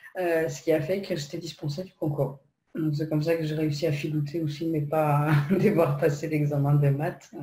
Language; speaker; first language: French; non-native, fluent; Polish